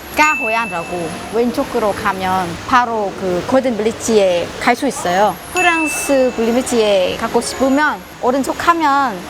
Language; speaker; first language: Korean; non-native, learner; Vietnamese